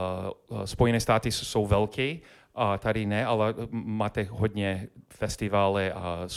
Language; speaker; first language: Czech; non-native, learner; English